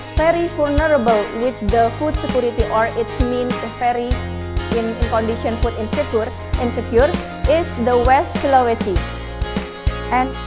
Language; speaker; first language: English; non-native, learner; Indonesian